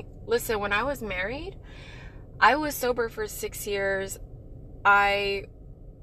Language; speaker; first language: English; native; English